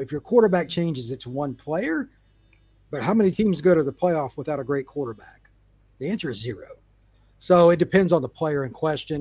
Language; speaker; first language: English; native; English